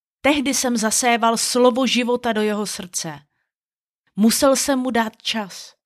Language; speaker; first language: Czech; native; Czech